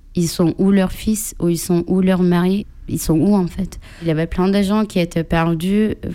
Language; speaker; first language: French; non-native, fluent; Turkish